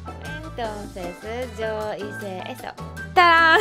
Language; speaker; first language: Spanish; non-native, learner; Japanese